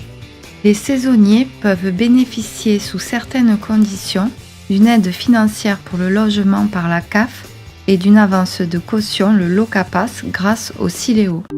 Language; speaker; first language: French; native; French